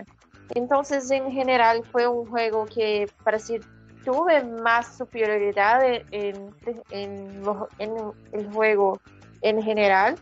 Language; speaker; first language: Spanish; non-native, fluent; Portuguese